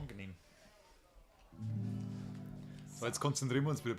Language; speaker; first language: German; native; German